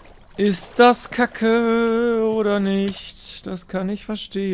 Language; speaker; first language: German; native; German